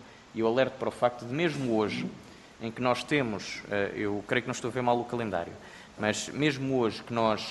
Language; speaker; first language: Portuguese; native; Portuguese